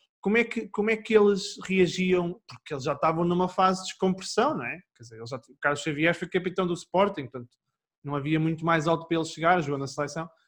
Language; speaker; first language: Portuguese; native; Portuguese